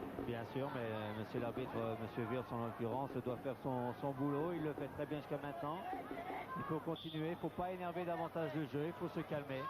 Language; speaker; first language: French; native; French